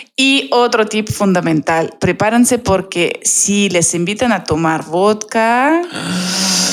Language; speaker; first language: Spanish; non-native, fluent; Russian